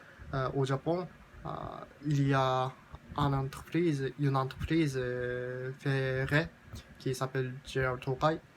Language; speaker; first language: French; non-native, learner; Japanese